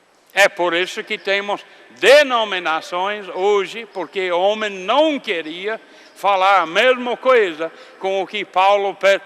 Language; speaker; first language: Portuguese; non-native, fluent; English